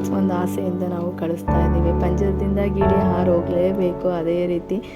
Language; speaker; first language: Kannada; native; Kannada